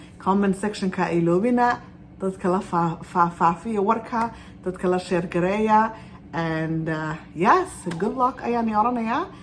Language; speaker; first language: Somali; early bilingual, heritage; Somali